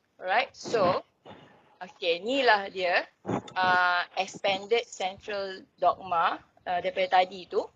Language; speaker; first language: English; non-native, local second language; Malay